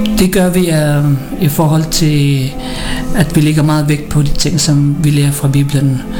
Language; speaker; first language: Danish; early bilingual, other home language; Filipino